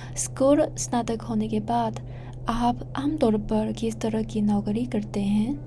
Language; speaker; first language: Hindi; non-native, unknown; Chinese